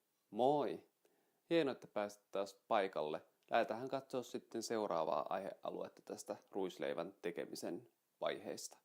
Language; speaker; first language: Finnish; native; Finnish